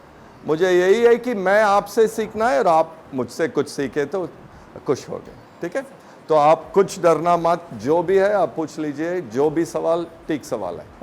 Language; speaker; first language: Hindi; non-native, local second language; Tamil